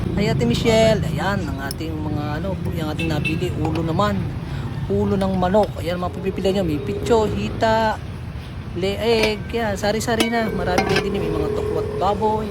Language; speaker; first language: Filipino; native; Filipino